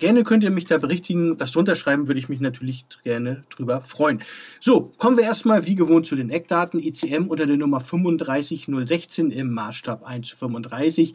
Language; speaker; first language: German; native; German